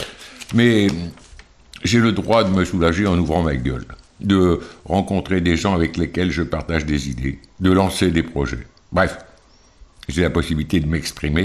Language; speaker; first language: French; native; French